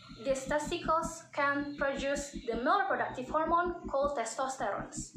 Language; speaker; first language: English; non-native, fluent; Indonesian